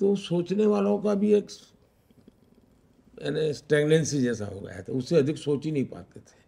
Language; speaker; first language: Hindi; non-native, local second language; Gujarati